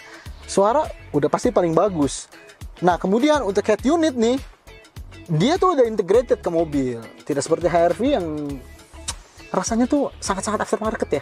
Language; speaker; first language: Indonesian; native; Indonesian